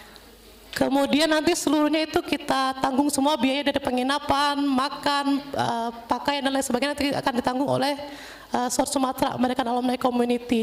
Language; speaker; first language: Indonesian; native; Indonesian